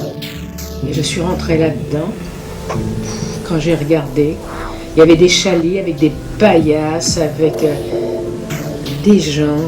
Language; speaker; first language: French; native; French